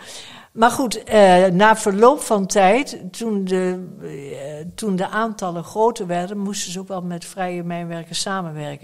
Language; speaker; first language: Dutch; native; Dutch